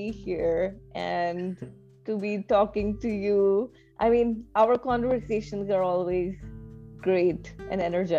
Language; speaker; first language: English; non-native, local second language; Hindi